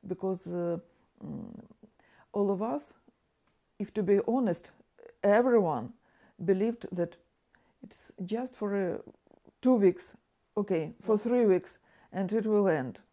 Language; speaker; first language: English; non-native, fluent; Ukrainian